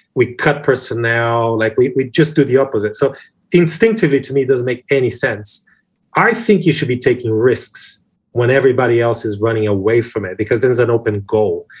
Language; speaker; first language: English; non-native, fluent; Portuguese